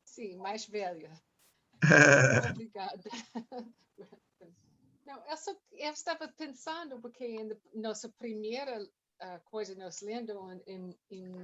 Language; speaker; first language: Portuguese; non-native, learner; English